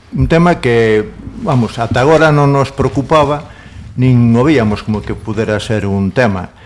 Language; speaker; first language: Galician; non-native, local second language; Spanish